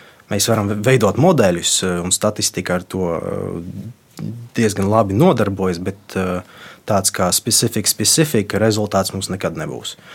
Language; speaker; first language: Latvian; non-native, local second language; Russian